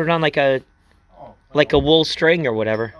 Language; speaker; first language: English; native; English